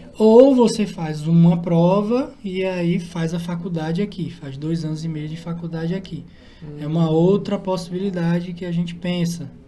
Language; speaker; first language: Portuguese; native; Portuguese